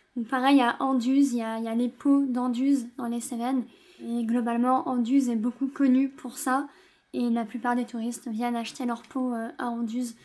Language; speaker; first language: French; native; French